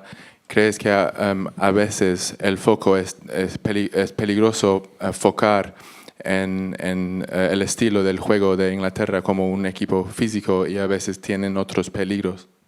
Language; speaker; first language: Spanish; non-native, learner; English